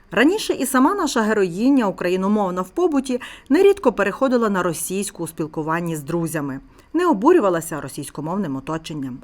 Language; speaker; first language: Ukrainian; native; Ukrainian